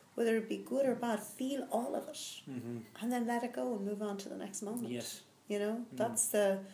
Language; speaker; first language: English; native; English